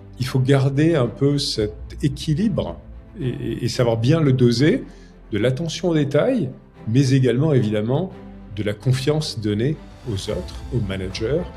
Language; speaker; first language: French; native; French